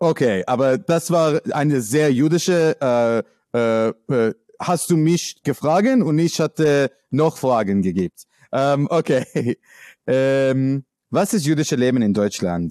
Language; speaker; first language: German; non-native, learner; English